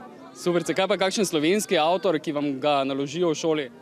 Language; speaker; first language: Slovenian; native; Slovenian